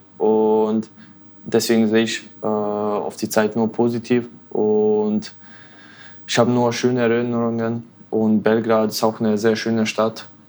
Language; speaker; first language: German; non-native, fluent; Bosnian